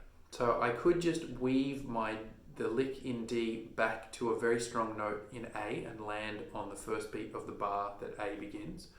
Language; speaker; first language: English; native; English